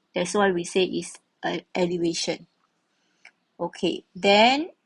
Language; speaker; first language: English; non-native, local second language; Malay